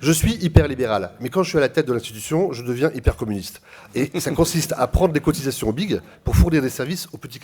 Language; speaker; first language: French; native; French